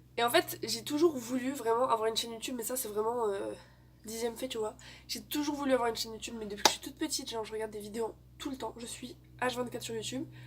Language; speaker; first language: French; native; French